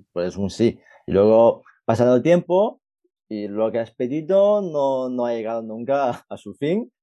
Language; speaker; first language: Spanish; non-native, fluent; Chinese